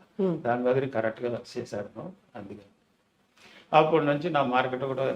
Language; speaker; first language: Telugu; non-native, local second language; Tamil